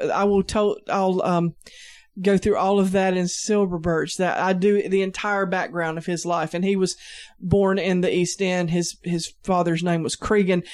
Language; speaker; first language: English; native; English